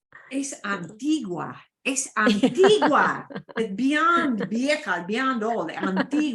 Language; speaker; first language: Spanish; non-native, fluent; English